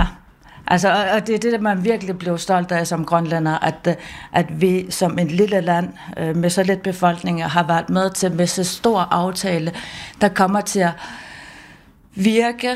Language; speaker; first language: Danish; non-native, local second language; Kalaallisut